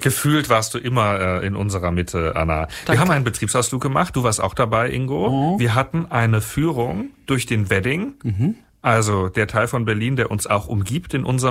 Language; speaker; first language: German; native; German